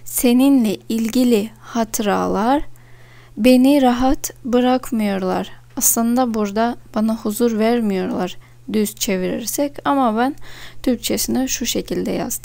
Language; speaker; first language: Turkish; non-native, fluent; Russian